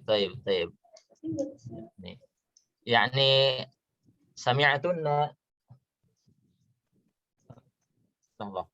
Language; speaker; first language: Arabic; non-native, fluent; Indonesian